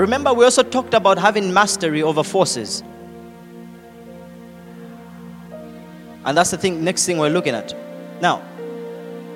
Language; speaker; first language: English; non-native, local second language; Nyanja